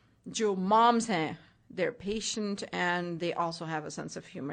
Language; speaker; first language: English; non-native, local second language; Hindi